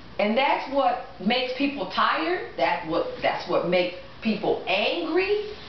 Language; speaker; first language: English; native; English